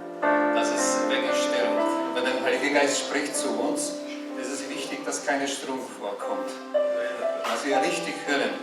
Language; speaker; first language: German; non-native, learner; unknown